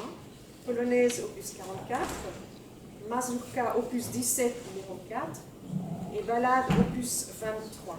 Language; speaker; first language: French; native; French